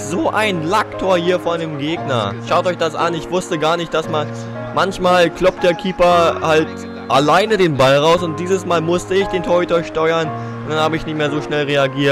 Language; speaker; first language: German; native; German